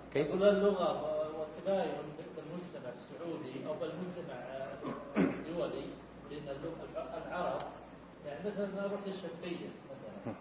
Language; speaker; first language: Arabic; non-native, learner; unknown